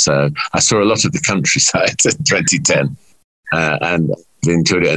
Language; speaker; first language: English; native; English